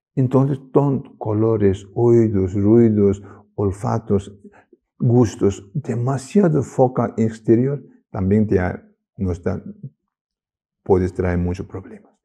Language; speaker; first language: Spanish; non-native, learner; Tibetan